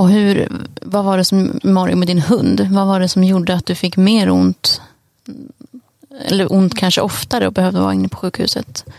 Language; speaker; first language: Swedish; native; Swedish